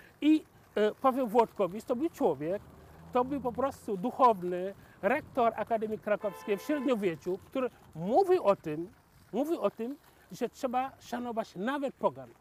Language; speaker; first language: Polish; non-native, fluent; Wolof